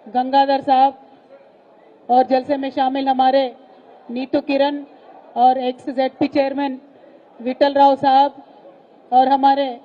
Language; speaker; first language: Hindi; non-native, local second language; Telugu